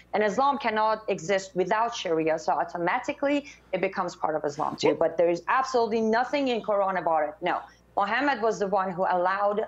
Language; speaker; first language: English; non-native, fluent; Persian